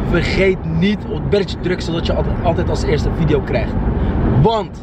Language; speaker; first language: Dutch; native; Dutch